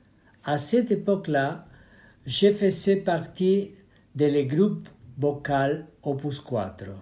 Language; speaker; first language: French; non-native, fluent; Spanish